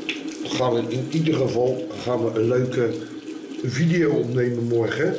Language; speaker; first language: Dutch; native; Dutch